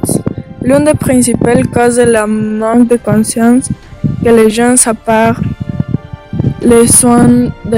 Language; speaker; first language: French; non-native, learner; Spanish